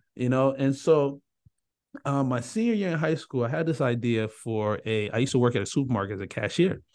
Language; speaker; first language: English; early bilingual, other home language; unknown